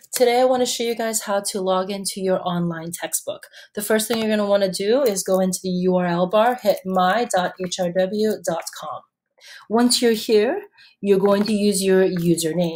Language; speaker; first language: English; native; English